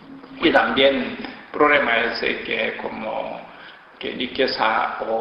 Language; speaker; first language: Spanish; non-native, learner; Korean